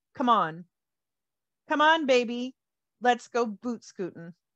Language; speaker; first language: English; native; English